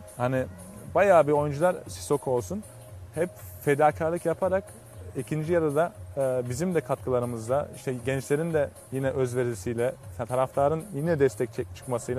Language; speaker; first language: Turkish; early bilingual, heritage; Turkish